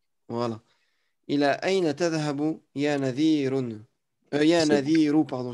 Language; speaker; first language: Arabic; non-native, fluent; French